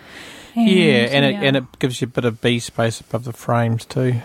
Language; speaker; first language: English; native; English